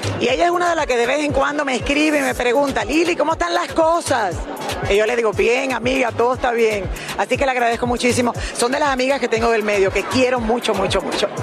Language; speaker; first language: Spanish; native; Spanish